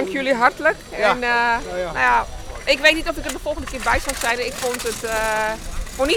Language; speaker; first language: Dutch; native; Dutch